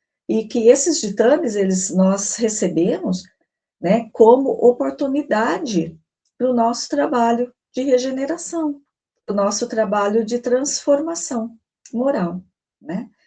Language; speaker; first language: Portuguese; native; Portuguese